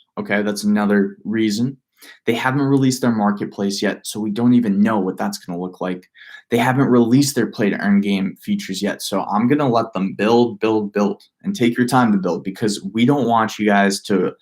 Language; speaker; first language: English; native; English